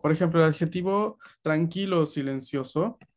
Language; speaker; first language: Spanish; native; Spanish